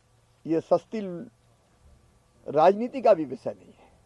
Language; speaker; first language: Hindi; native; Hindi